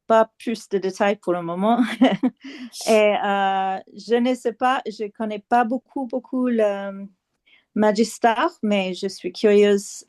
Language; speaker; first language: French; non-native, fluent; English